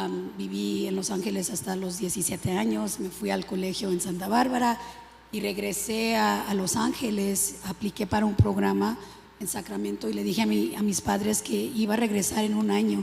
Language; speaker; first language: Spanish; early bilingual, other home language; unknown